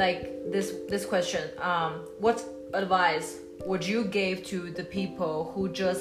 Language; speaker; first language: English; non-native, learner; Chinese